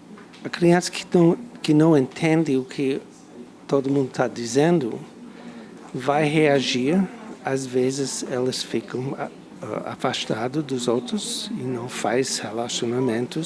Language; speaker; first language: Portuguese; non-native, fluent; English